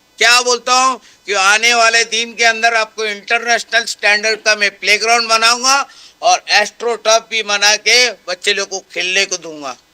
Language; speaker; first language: Hindi; non-native, local second language; Marathi